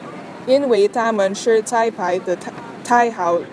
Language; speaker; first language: Chinese; non-native, learner; Filipino